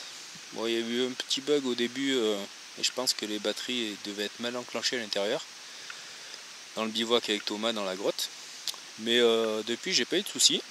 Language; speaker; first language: French; native; French